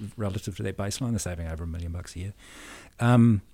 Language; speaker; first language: English; native; English